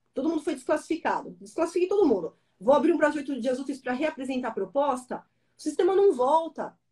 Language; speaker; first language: Portuguese; native; Portuguese